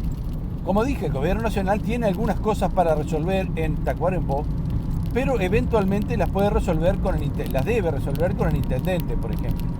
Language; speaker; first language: Spanish; native; Spanish